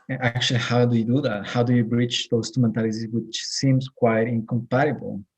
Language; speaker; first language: English; non-native, fluent; Spanish